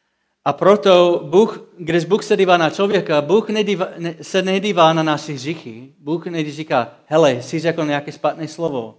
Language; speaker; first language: Czech; non-native, fluent; English